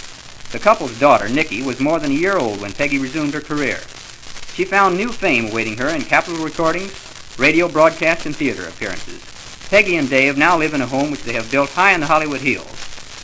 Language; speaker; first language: English; native; English